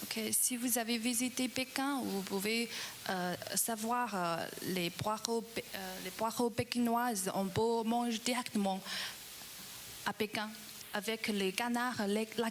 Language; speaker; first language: French; non-native, learner; Chinese